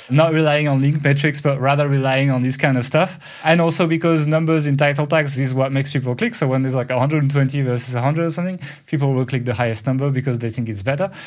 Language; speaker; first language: English; non-native, fluent; French